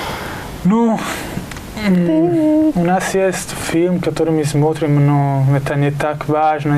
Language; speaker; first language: Russian; non-native, learner; Italian